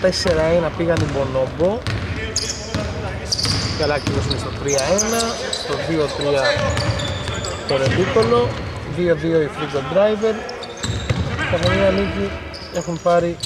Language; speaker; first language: Greek; native; Greek